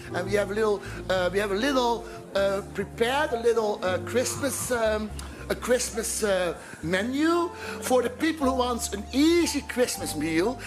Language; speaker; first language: English; non-native, learner; Dutch